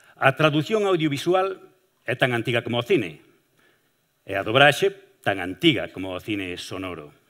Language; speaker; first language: Galician; native; Galician